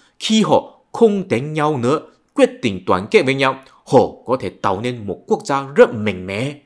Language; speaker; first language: Vietnamese; non-native, fluent; Chinese